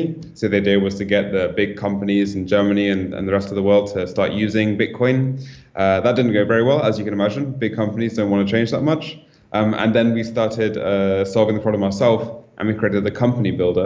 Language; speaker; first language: English; native; English